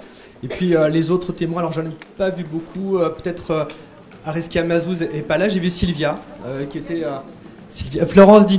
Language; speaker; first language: French; native; French